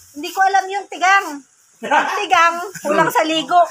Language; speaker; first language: Filipino; native; Filipino